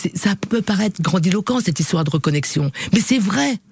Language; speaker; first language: French; non-native, local second language; Réunion Creole French